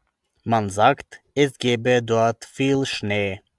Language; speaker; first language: German; non-native, fluent; Macedonian